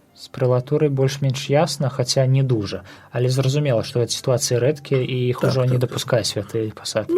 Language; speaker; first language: Belarusian; native; Belarusian